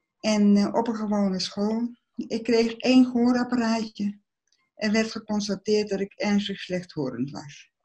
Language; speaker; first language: Dutch; early bilingual, other home language; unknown